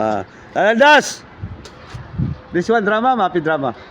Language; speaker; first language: English; non-native, learner; Filipino